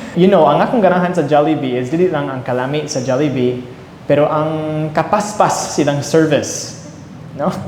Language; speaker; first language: Cebuano; early bilingual, heritage; Cebuano